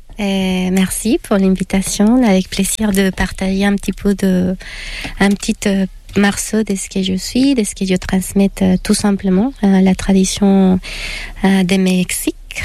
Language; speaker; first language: French; non-native, fluent; Spanish